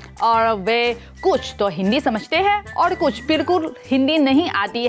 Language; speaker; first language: Hindi; non-native, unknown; Chinese